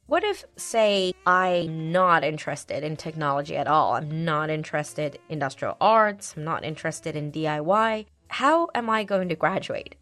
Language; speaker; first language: English; non-native, fluent; Chinese